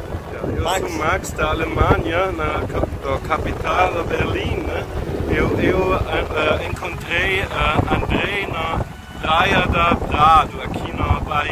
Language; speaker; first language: Portuguese; non-native, learner; German